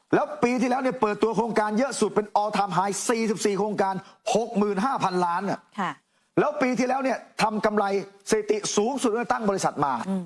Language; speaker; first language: Thai; native; Thai